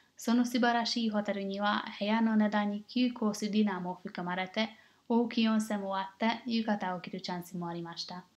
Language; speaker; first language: Japanese; non-native, learner; English